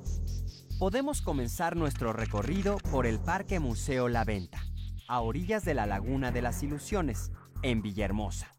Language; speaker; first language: Spanish; native; Spanish